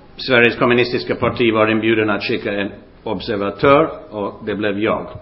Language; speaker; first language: Swedish; non-native, fluent; English